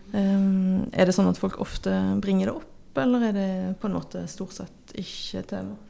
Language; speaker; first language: Norwegian; native; Norwegian